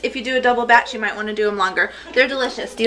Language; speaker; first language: English; native; English